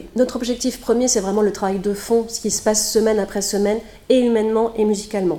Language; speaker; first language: French; native; French